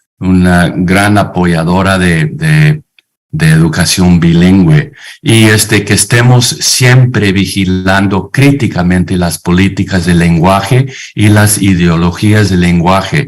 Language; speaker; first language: Spanish; non-native, fluent; English